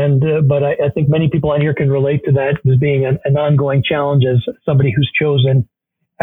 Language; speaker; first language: English; native; English